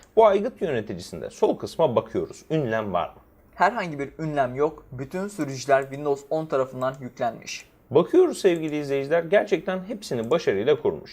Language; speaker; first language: Turkish; native; Turkish